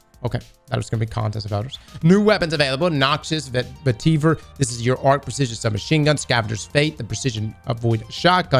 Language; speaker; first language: English; native; English